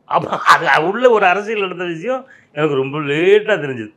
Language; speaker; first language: Tamil; native; Tamil